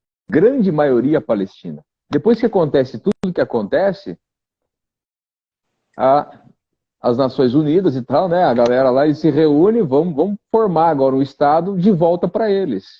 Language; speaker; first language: Portuguese; native; Portuguese